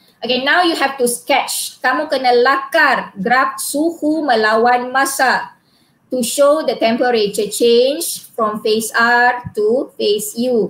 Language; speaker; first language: English; non-native, local second language; Malay